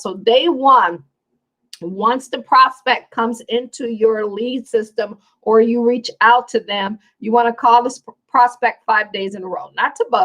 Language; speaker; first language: English; native; English